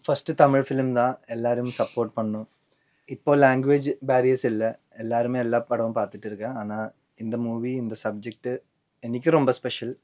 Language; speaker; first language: Tamil; non-native, learner; Malayalam